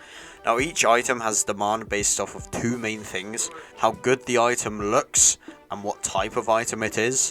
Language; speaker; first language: English; native; English